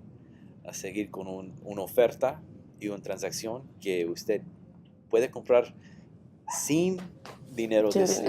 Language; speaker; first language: Spanish; non-native, learner; English